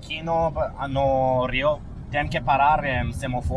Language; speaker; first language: Portuguese; non-native, learner; Hebrew